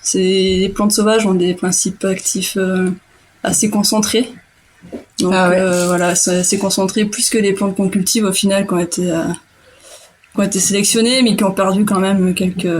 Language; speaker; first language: French; native; French